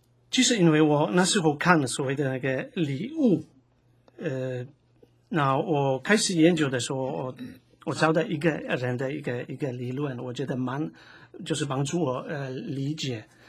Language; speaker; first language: Chinese; non-native, fluent; Polish